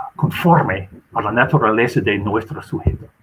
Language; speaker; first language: Spanish; non-native, fluent; English